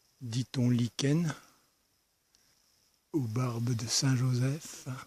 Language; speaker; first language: French; native; French